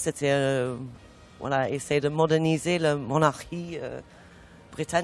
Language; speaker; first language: French; non-native, fluent; English